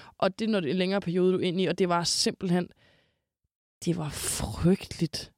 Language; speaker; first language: Danish; native; Danish